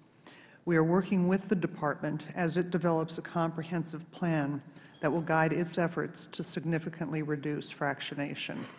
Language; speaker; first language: English; native; English